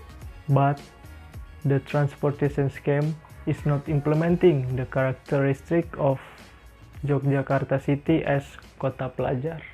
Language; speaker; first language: English; non-native, learner; Indonesian